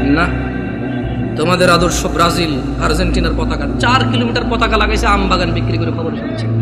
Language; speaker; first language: Bangla; early bilingual, heritage; Bangla